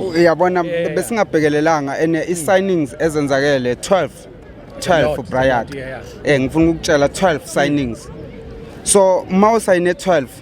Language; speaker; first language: Zulu; native; Zulu